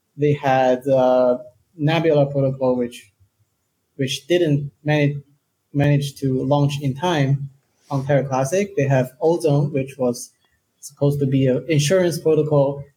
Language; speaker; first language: English; non-native, fluent; Chinese